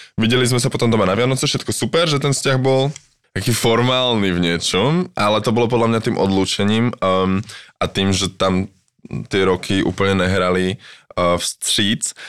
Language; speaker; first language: Slovak; native; Slovak